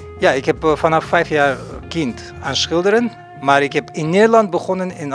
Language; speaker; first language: Dutch; non-native, learner; Russian